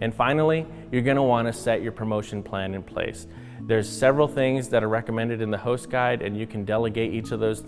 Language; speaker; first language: English; native; English